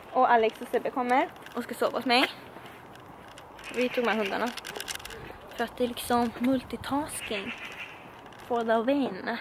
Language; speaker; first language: Swedish; native; Swedish